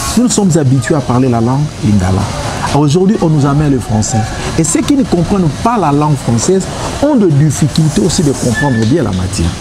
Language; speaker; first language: French; non-native, local second language; Lingala